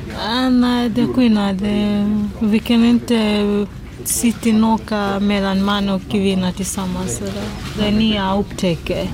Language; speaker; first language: Swedish; non-native, learner; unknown